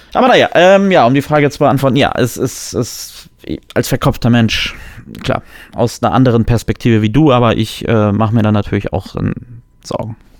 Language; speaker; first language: German; early bilingual, other home language; Polish